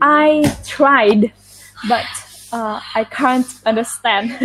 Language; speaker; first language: English; non-native, learner; Vietnamese